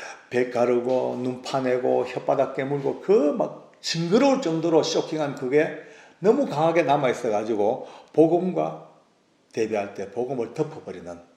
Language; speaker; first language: Korean; native; Korean